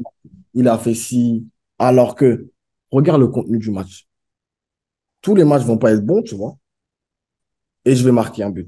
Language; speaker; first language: French; native; French